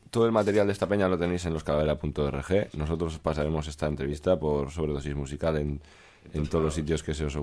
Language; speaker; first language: Spanish; native; Spanish